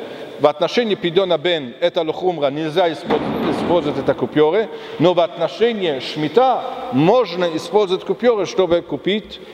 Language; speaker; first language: Russian; non-native, fluent; German